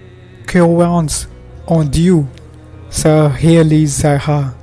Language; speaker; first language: French; non-native, learner; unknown